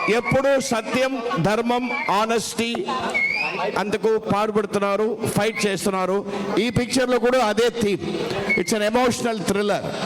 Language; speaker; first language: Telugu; non-native, learner; Punjabi